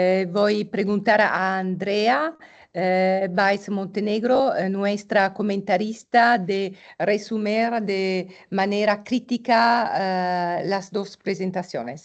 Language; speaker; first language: Spanish; non-native, fluent; Italian